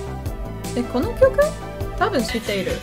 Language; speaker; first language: Japanese; non-native, learner; English